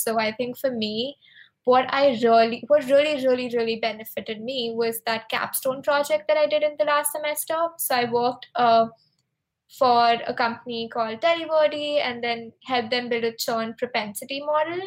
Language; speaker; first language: English; non-native, local second language; Hindi